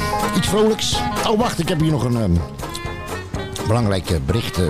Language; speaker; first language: Dutch; native; Dutch